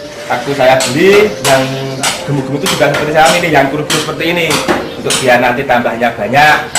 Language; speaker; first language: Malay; non-native, local second language; Javanese